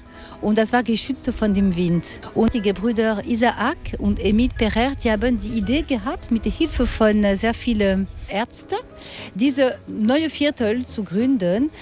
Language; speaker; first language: German; non-native, fluent; French